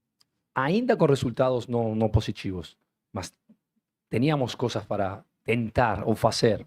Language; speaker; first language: Portuguese; non-native, fluent; Spanish